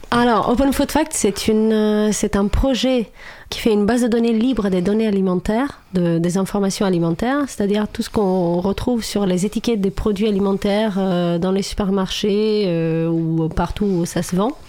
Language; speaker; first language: French; non-native, fluent; Romanian